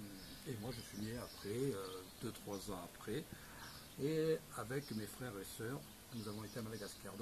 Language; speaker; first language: French; native; French